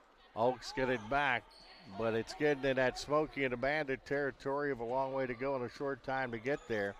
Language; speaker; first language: English; native; English